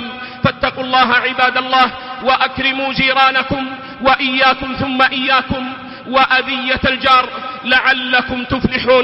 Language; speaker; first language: Arabic; native; Arabic